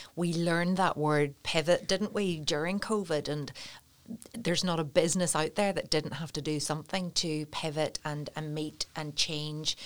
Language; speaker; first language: English; native; English